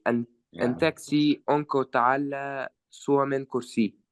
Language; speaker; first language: Finnish; non-native, learner; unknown